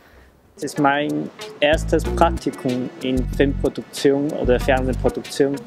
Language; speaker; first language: German; non-native, fluent; Chinese